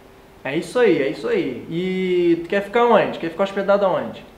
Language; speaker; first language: Portuguese; native; Portuguese